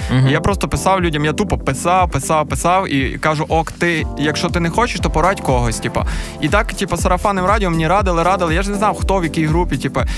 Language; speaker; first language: Ukrainian; native; Ukrainian